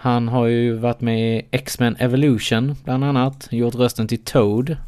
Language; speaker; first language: Swedish; native; Swedish